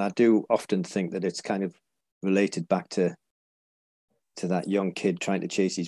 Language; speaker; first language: English; native; English